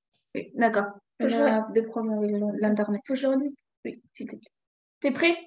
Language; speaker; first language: French; native; French